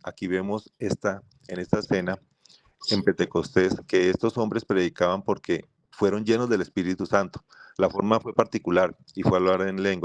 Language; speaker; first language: Spanish; native; Spanish